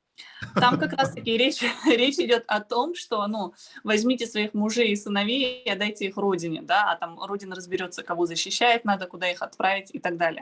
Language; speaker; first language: Russian; native; Russian